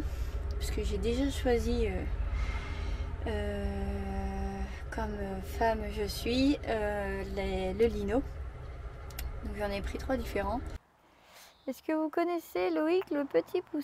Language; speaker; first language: French; native; French